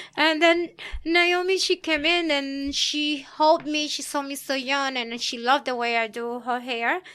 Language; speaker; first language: English; early bilingual, other home language; Spanish